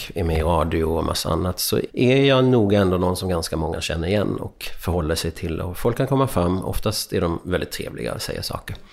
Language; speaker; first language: Swedish; early bilingual, other home language; Hungarian